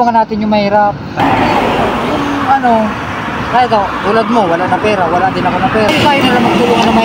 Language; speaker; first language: Filipino; non-native, local second language; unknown